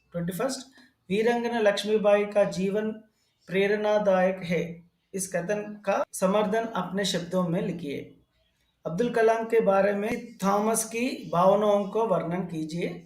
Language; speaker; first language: Hindi; non-native, local second language; Telugu